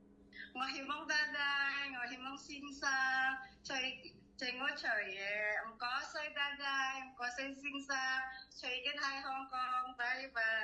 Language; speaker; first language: Cantonese; non-native, learner; Indonesian